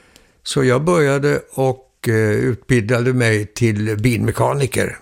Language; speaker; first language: Swedish; early bilingual, heritage; Swedish